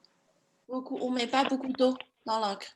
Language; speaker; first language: French; non-native, fluent; Chinese